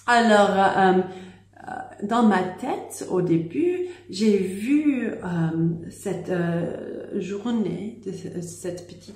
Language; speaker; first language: French; non-native, learner; English